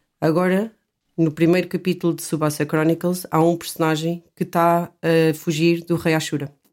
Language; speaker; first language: Portuguese; native; Portuguese